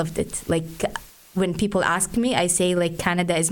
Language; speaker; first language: English; non-native, fluent; Arabic